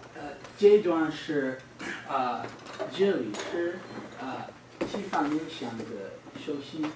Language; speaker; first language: Chinese; non-native, learner; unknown